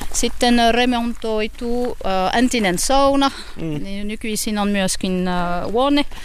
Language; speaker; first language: Finnish; non-native, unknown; French